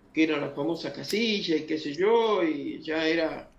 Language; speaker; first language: Spanish; early bilingual, other home language; Guarani